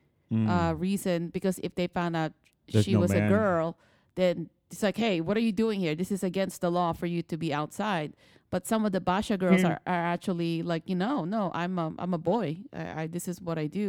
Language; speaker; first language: English; non-native, local second language; Filipino